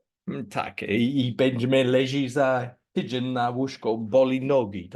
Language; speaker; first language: Polish; non-native, learner; English